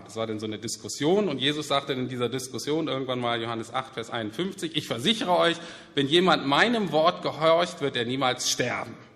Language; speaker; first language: German; native; German